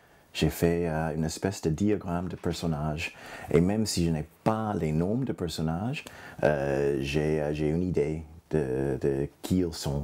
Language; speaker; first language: French; non-native, fluent; English